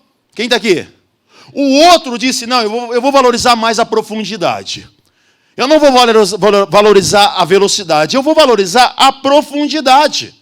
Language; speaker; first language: Portuguese; native; Portuguese